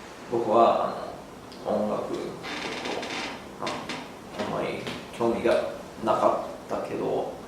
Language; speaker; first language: Japanese; non-native, learner; English